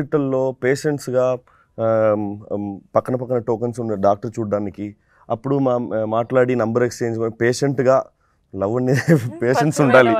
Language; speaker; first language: Telugu; non-native, local second language; Tamil